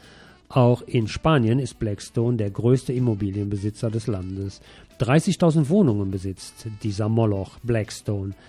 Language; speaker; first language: German; native; German